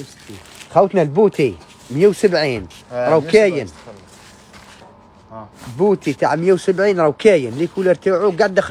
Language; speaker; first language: Arabic; native; Arabic